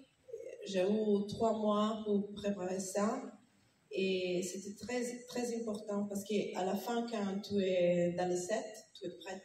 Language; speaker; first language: French; non-native, learner; Italian